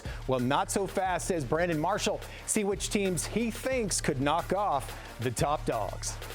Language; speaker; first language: English; native; English